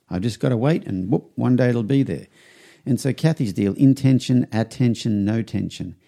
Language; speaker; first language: English; native; English